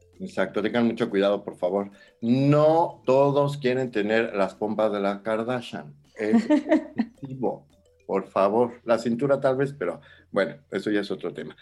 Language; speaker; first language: Spanish; native; Spanish